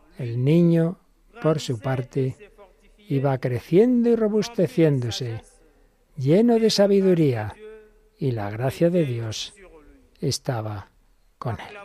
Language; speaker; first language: Spanish; native; Spanish